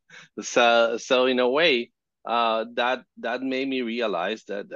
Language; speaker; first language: English; non-native, fluent; Spanish